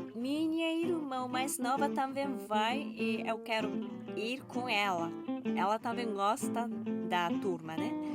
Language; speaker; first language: Portuguese; non-native, learner; Japanese